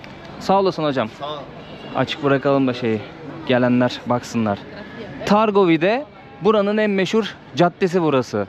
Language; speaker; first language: Turkish; native; Turkish